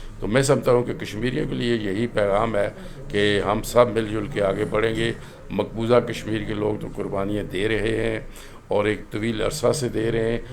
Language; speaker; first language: Urdu; non-native, local second language; Pahari-Potwari